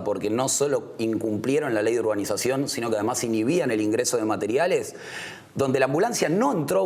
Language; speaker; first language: Spanish; native; Spanish